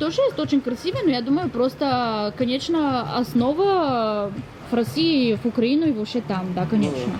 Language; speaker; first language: Russian; non-native, learner; Bulgarian